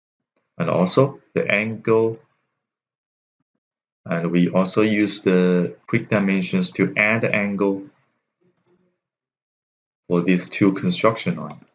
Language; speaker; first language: English; non-native, fluent; Chinese